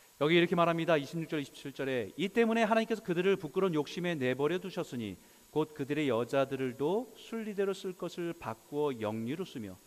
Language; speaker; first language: Korean; native; Korean